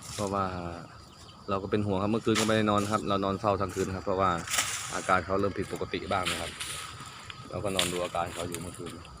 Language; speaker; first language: Thai; non-native, local second language; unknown